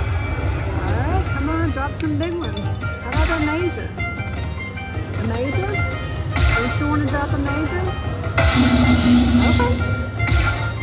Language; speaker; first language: English; native; English